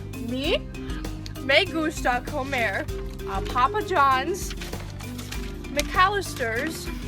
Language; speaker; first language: Spanish; non-native, learner; English